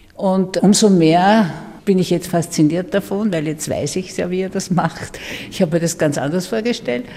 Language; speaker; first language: German; native; German